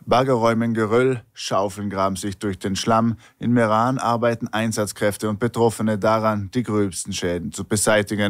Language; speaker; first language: German; native; German